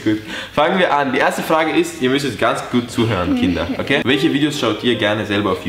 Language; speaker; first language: German; native; German